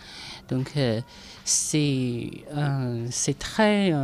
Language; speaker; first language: French; non-native, fluent; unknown